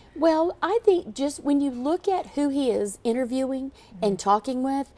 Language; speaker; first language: English; native; English